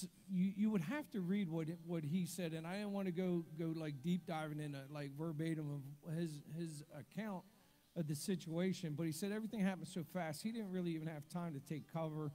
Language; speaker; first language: English; native; English